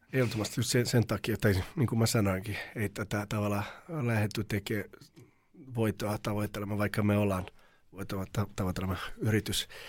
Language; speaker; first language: Finnish; non-native, fluent; Serbian